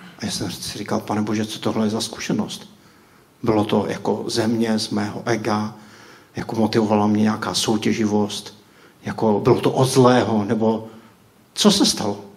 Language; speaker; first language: Czech; native; Czech